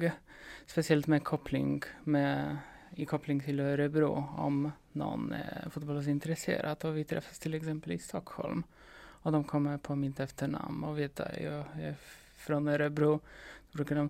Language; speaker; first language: Swedish; non-native, fluent; Polish